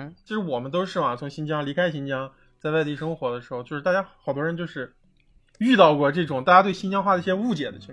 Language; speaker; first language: Chinese; native; Chinese